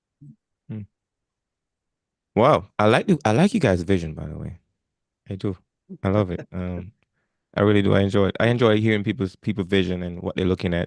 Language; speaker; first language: English; non-native, fluent; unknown